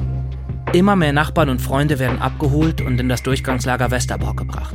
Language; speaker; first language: German; native; German